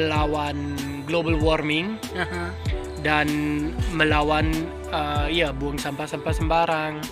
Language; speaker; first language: Indonesian; non-native, fluent; German